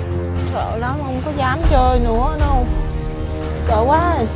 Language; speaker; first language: Vietnamese; native; Vietnamese